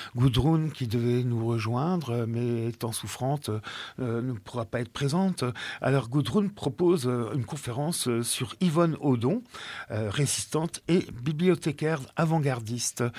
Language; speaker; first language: French; native; French